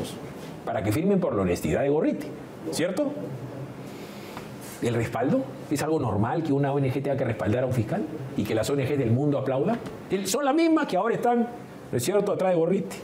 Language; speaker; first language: Spanish; native; Spanish